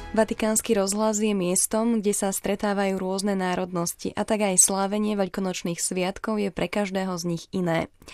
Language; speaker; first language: Slovak; native; Slovak